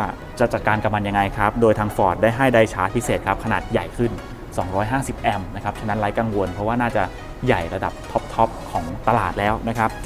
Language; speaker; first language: Thai; native; Thai